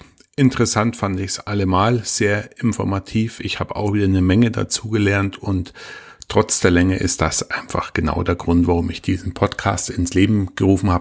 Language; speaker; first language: German; native; German